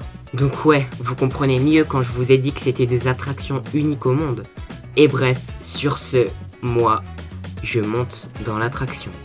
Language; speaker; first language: French; native; French